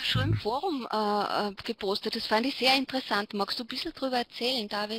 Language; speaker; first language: German; native; German